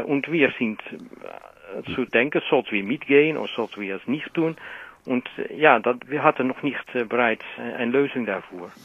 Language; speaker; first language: German; non-native, learner; Dutch